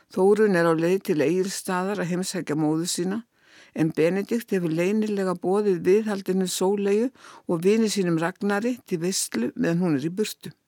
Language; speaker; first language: Icelandic; native; Icelandic